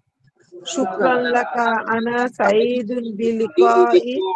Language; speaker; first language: Arabic; non-native, learner; Bangla